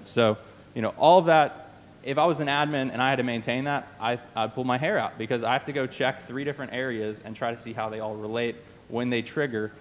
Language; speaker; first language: English; native; English